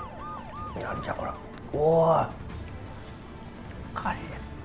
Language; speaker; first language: Japanese; native; Japanese